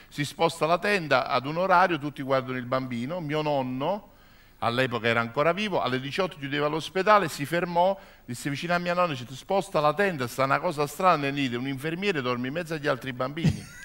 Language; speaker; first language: Italian; native; Italian